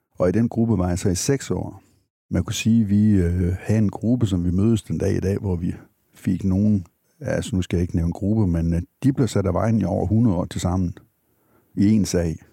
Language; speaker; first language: Danish; native; Danish